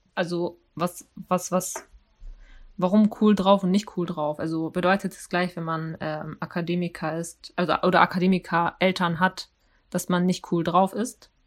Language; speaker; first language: German; early bilingual, other home language; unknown